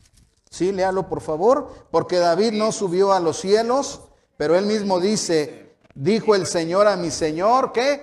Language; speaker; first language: Spanish; native; Spanish